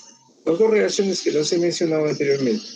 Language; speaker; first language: Spanish; native; Spanish